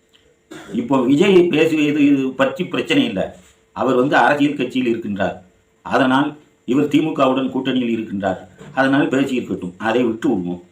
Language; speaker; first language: Tamil; native; Tamil